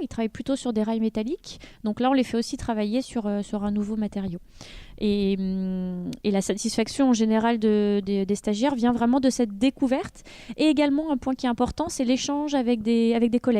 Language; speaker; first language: French; native; French